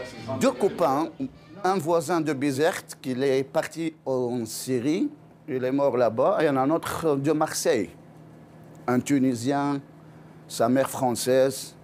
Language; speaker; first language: French; non-native, local second language; Arabic